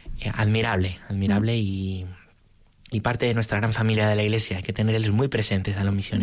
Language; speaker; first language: Spanish; native; Spanish